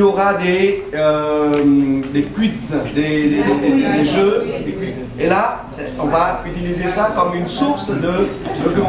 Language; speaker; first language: French; non-native, fluent; Vietnamese